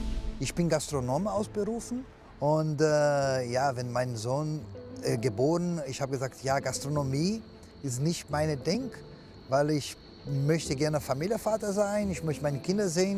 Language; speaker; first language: German; non-native, learner; Portuguese